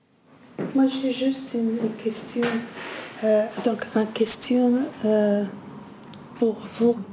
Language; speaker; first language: French; non-native, learner; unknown